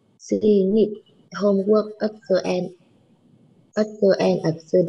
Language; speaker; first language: English; non-native, learner; Vietnamese